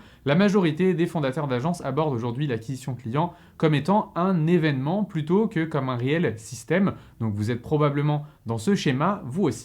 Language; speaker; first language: French; native; French